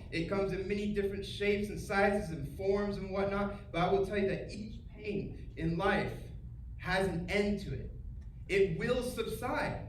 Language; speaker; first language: English; native; English